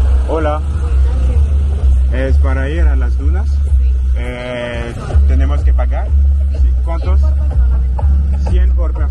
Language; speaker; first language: Spanish; non-native, learner; French